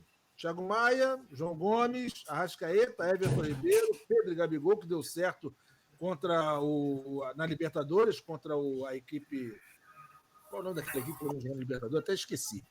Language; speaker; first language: Portuguese; native; Portuguese